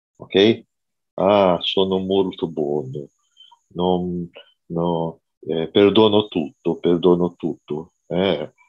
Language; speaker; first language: Italian; non-native, learner; Portuguese